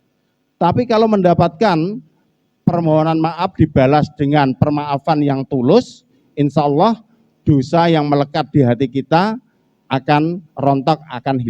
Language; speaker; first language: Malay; non-native, local second language; Javanese